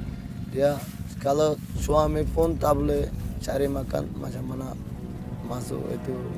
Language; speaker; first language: Indonesian; non-native, learner; Rohingya